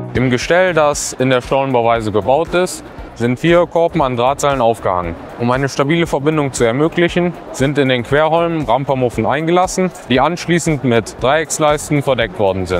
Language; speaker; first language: German; native; German